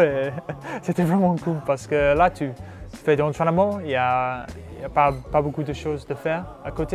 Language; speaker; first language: French; non-native, learner; English